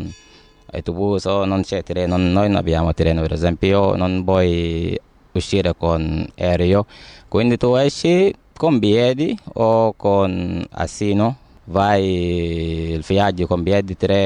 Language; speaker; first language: Italian; non-native, learner; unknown